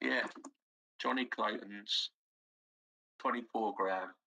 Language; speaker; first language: English; native; English